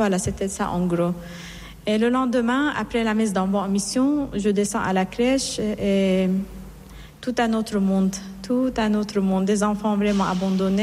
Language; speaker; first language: French; non-native, fluent; Assyrian Neo-Aramaic